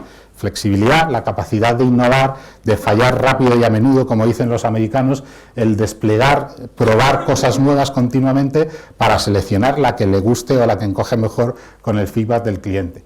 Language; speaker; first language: Spanish; native; Spanish